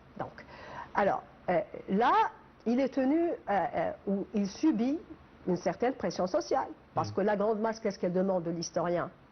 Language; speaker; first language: French; non-native, local second language; Arabic